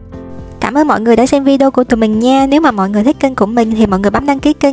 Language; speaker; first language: Vietnamese; native; Vietnamese